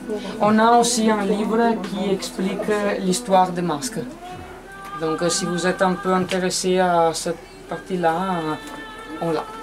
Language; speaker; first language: French; non-native, fluent; Italian